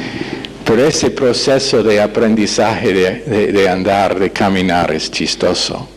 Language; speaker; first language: Spanish; non-native, fluent; English